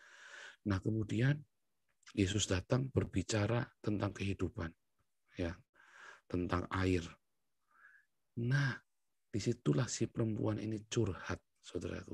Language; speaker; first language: Indonesian; native; Indonesian